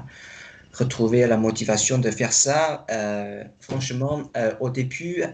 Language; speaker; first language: French; non-native, fluent; Chinese